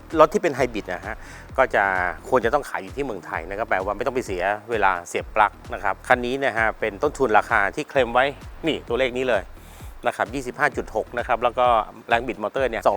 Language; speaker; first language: Thai; native; Thai